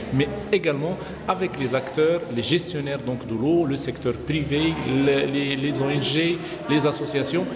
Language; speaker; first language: French; non-native, local second language; Arabic